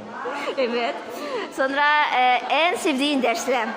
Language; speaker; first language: Turkish; non-native, fluent; Kazakh